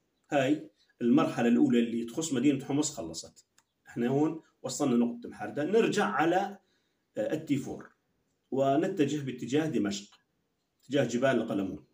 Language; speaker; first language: Arabic; native; Arabic